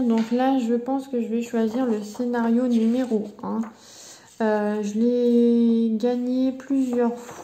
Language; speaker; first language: French; native; French